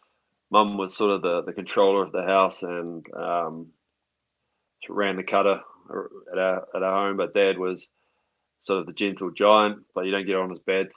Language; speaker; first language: English; native; English